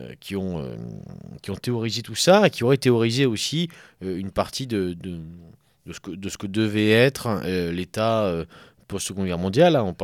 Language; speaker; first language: French; native; French